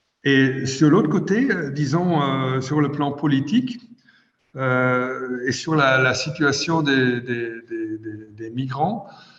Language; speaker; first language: French; non-native, fluent; German